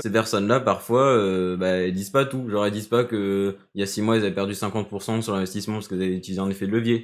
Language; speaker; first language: French; native; French